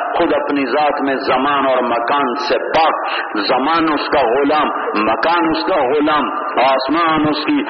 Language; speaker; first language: Urdu; non-native, local second language; Punjabi